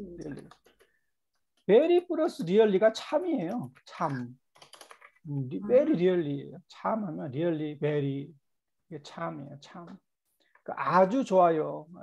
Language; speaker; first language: Korean; native; Korean